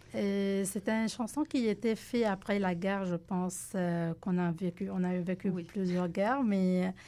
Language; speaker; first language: French; non-native, local second language; Arabic